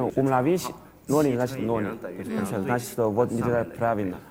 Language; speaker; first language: Russian; non-native, learner; Chinese